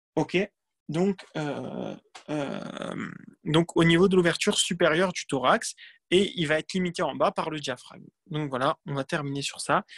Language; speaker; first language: French; native; French